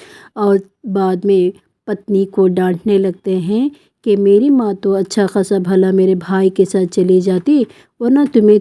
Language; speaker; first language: Hindi; non-native, local second language; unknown